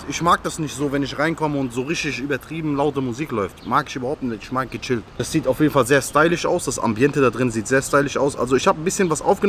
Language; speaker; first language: German; non-native, local second language; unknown